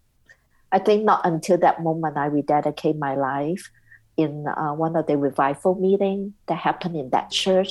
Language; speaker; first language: English; non-native, local second language; Cantonese